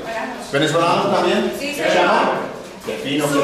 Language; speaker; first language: Spanish; non-native, learner; English